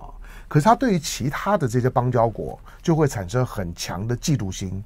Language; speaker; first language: Chinese; native; Chinese